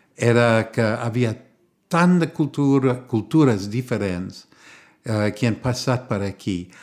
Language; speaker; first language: Catalan; non-native, learner; English